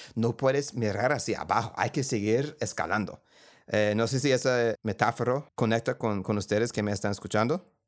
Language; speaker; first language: Spanish; non-native, fluent; English